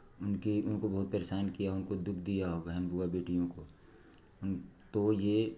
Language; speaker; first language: Hindi; native; Hindi